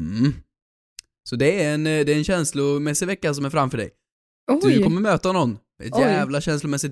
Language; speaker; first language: Swedish; native; Swedish